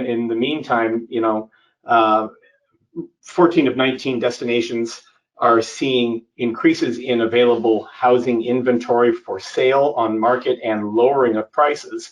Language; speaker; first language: English; native; English